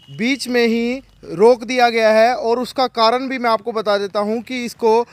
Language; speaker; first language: Hindi; native; Hindi